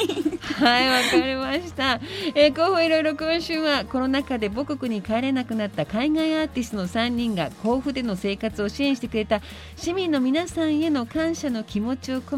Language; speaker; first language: Japanese; native; Japanese